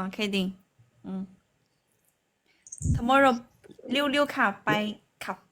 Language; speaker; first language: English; non-native, learner; Chinese